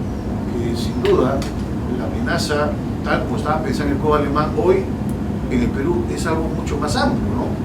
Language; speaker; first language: Spanish; native; Spanish